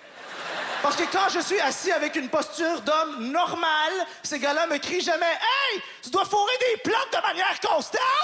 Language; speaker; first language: French; native; French